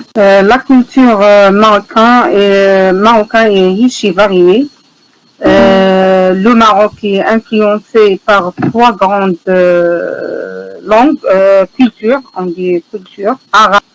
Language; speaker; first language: French; non-native, learner; Arabic